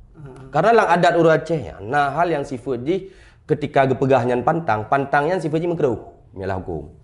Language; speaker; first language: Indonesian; non-native, local second language; Achinese